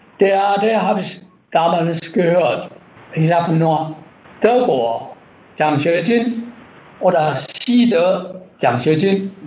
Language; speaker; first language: German; non-native, fluent; Chinese